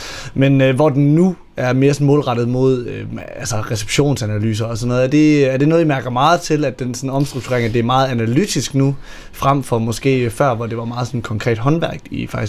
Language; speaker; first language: Danish; native; Danish